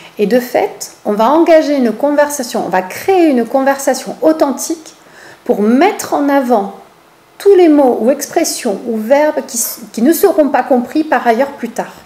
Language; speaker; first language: French; native; French